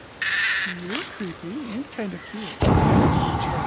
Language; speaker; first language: English; native; English